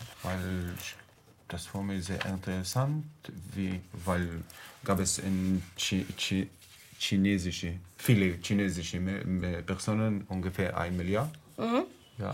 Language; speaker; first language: German; non-native, learner; Arabic